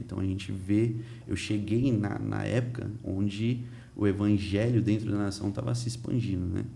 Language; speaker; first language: Portuguese; early bilingual, heritage; Portuguese